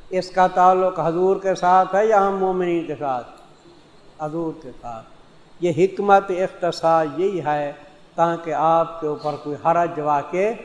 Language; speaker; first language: Urdu; non-native, local second language; Punjabi